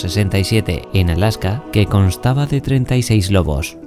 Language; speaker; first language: Spanish; native; Spanish